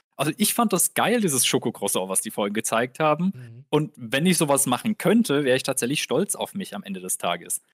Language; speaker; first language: German; native; German